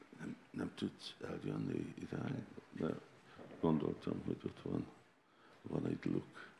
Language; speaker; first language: Hungarian; non-native, learner; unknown